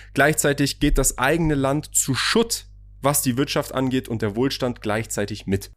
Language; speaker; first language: German; early bilingual, other home language; Persian